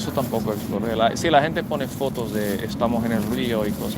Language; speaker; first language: Spanish; non-native, fluent; English